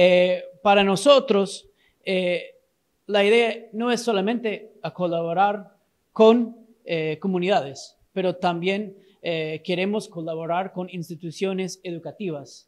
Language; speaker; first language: Spanish; non-native, fluent; English